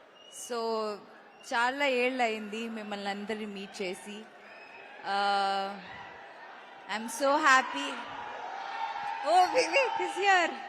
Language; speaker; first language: Telugu; non-native, learner; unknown